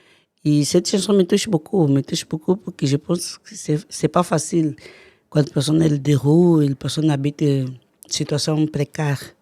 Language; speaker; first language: French; non-native, learner; Portuguese